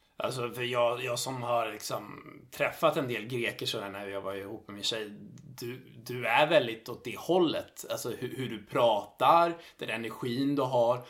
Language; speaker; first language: Swedish; native; Swedish